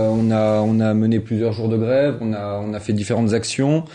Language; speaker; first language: French; native; French